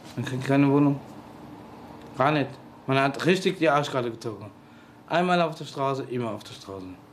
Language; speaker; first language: German; early bilingual, other home language; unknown